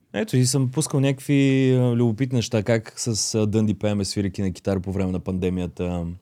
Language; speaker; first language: Bulgarian; native; Bulgarian